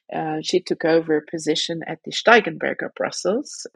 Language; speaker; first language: English; non-native, fluent; Luxembourgish